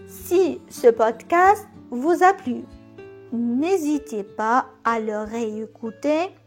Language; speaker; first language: French; non-native, local second language; Arabic